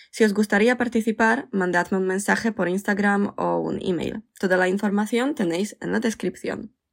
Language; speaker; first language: Spanish; non-native, fluent; Polish